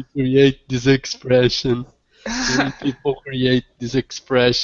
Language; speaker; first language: English; non-native, learner; Portuguese